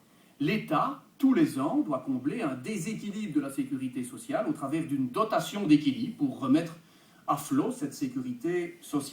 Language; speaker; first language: French; native; French